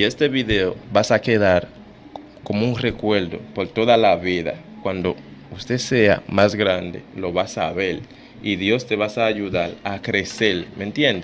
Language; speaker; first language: Spanish; non-native, fluent; Haitian Creole